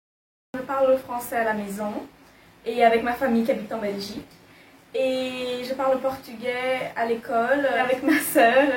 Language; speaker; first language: French; early bilingual, heritage; French